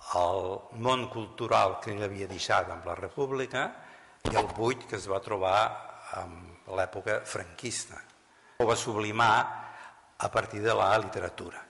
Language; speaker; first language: Catalan; native; Catalan